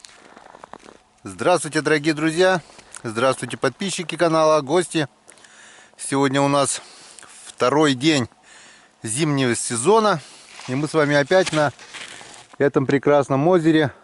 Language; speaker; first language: Russian; native; Russian